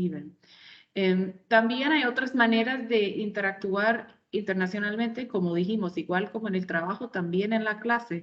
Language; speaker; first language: Spanish; non-native, fluent; English